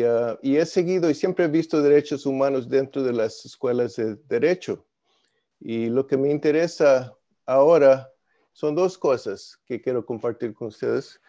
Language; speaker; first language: Spanish; non-native, fluent; English